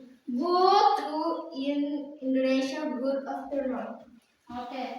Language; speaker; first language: English; non-native, learner; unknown